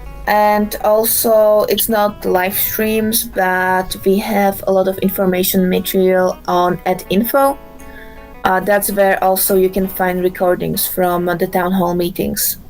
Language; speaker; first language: English; non-native, fluent; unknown